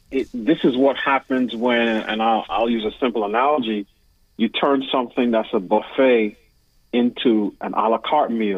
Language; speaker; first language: English; native; English